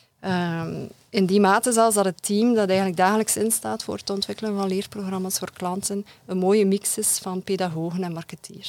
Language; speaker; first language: Dutch; native; Dutch